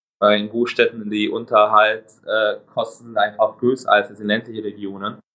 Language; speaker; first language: German; non-native, fluent; Hungarian